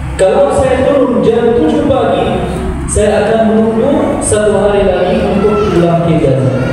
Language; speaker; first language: Indonesian; non-native, fluent; Arabic